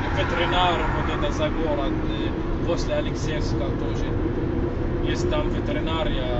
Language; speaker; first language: Russian; non-native, learner; Arabic